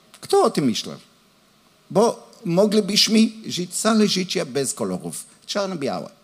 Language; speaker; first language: Polish; non-native, learner; Hebrew